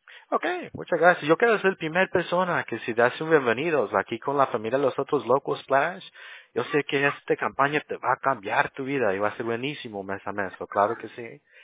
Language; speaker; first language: Spanish; early bilingual, other home language; English